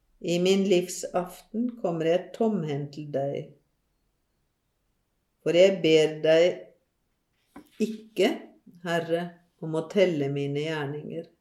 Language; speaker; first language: Norwegian; native; Norwegian